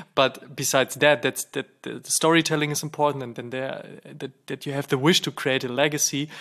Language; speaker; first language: English; non-native, fluent; German